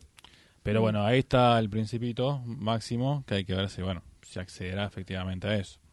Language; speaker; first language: Spanish; native; Spanish